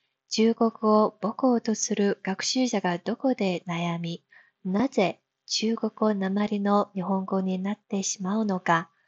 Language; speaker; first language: Japanese; non-native, fluent; Chinese